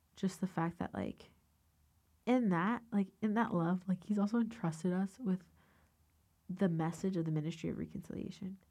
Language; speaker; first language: English; native; English